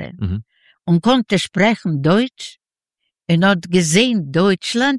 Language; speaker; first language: German; non-native, learner; Yiddish